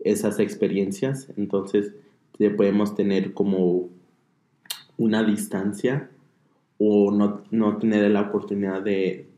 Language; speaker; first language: Spanish; early bilingual, heritage; Spanish